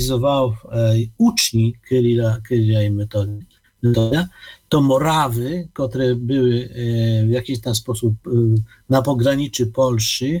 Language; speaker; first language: Polish; non-native, learner; Ukrainian